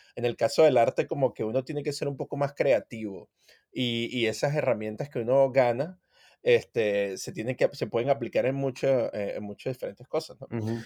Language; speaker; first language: Spanish; native; Spanish